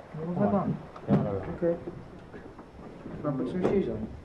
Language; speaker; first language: English; native; English